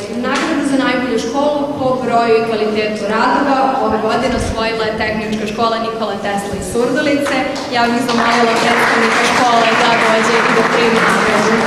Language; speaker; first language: Serbian; native; Serbian